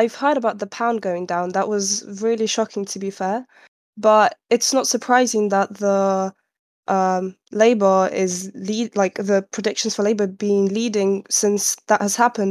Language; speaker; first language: English; non-native, fluent; Ukrainian